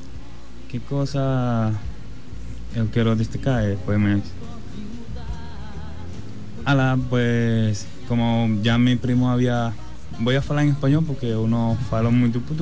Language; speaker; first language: Portuguese; non-native, learner; Spanish